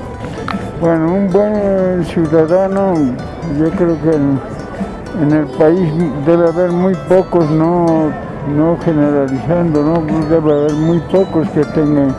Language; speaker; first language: Spanish; non-native, local second language; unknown